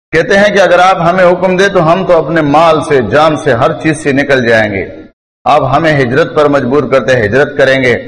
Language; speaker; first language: Urdu; non-native, local second language; Pashto